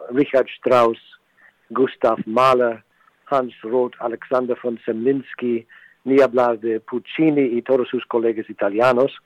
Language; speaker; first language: Spanish; non-native, fluent; English